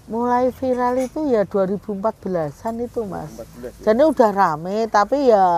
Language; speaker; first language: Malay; non-native, local second language; Javanese